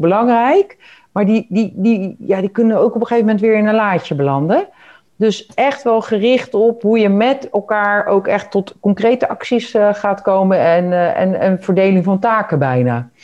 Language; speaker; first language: Dutch; native; Dutch